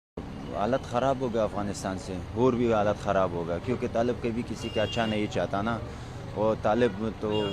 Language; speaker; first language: Hindi; non-native, learner; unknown